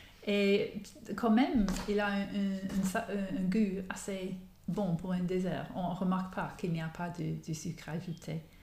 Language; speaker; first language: French; non-native, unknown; English